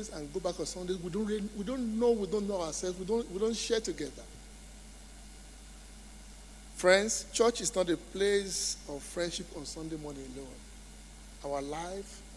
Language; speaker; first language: English; non-native, local second language; Yoruba